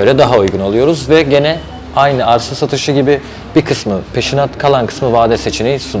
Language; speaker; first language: Turkish; native; Turkish